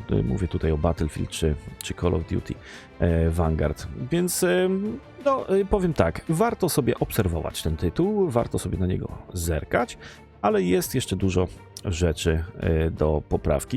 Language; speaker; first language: Polish; native; Polish